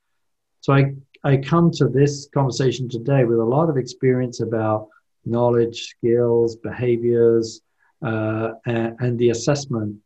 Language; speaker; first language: English; native; English